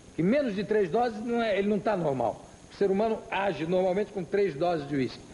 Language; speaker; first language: Portuguese; native; Portuguese